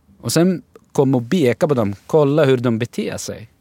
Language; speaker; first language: Swedish; non-native, fluent; Arabic